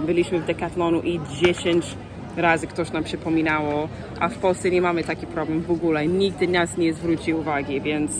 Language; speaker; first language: Polish; non-native, fluent; English